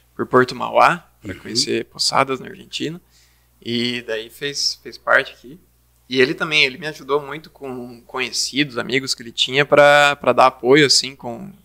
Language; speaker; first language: Portuguese; native; Portuguese